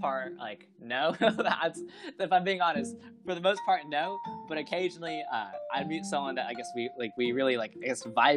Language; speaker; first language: English; native; English